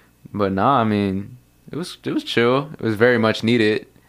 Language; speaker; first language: English; early bilingual, other home language; Spanish